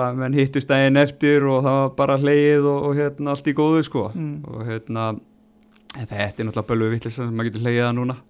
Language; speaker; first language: Icelandic; native; Icelandic